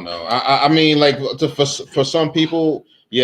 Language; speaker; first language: English; native; English